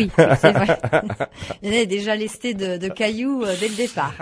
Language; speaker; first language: French; native; French